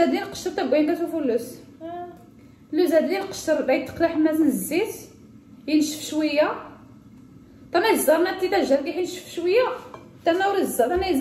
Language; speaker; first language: Arabic; native; Arabic